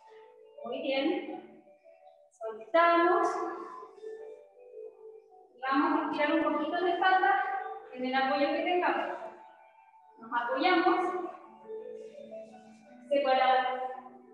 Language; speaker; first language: Spanish; native; Spanish